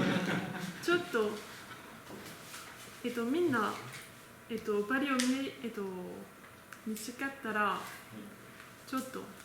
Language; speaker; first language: Japanese; non-native, learner; French